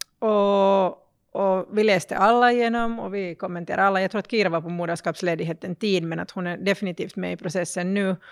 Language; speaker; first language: Swedish; native; Swedish